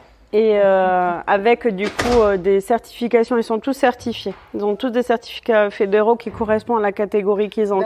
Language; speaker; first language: French; native; French